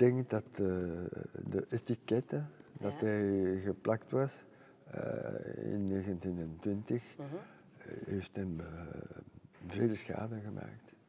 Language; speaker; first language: Dutch; non-native, local second language; French